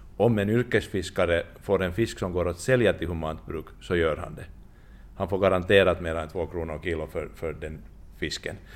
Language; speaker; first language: Swedish; non-native, fluent; Finnish